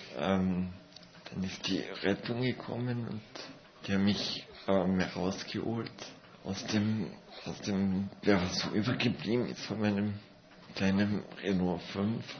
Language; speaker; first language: German; native; German